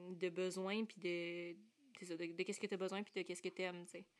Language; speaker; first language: French; native; French